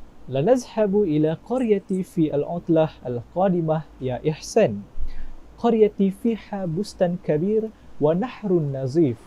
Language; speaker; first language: Arabic; non-native, learner; Malay